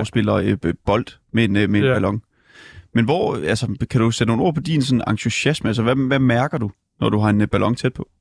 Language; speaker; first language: Danish; native; Danish